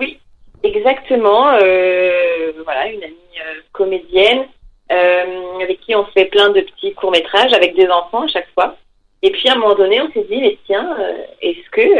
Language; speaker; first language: French; native; French